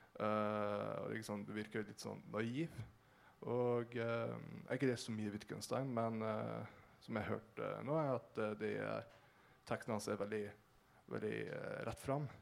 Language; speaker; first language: Norwegian; non-native, learner; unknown